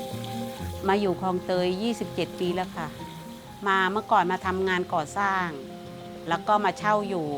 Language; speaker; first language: Thai; native; Thai